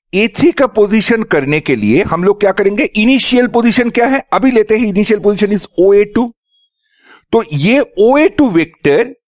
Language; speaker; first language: Hindi; native; Hindi